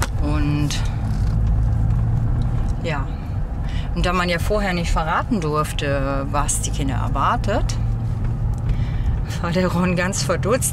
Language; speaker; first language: German; native; German